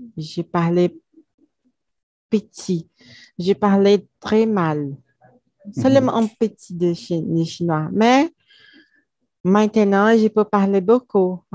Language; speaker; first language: French; non-native, learner; Portuguese